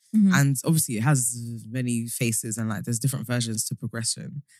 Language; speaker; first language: English; native; English